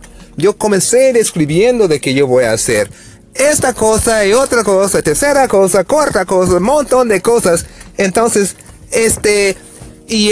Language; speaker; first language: Spanish; non-native, fluent; English